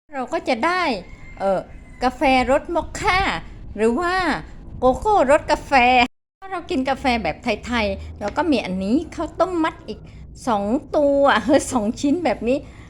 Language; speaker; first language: Thai; native; Thai